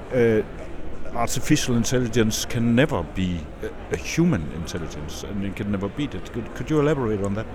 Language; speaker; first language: English; non-native, fluent; Danish